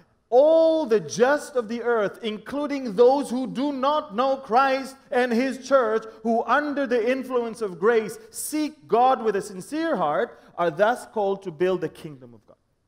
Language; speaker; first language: English; non-native, fluent; Hebrew